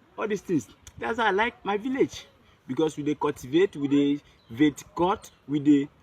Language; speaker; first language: Nigerian Pidgin; non-native, local second language; Igbo